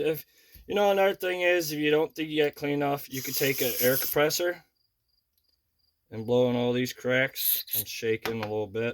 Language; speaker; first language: English; native; English